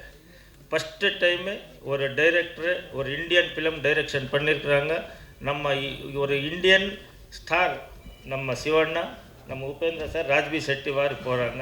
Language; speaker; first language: Tamil; non-native, learner; Kannada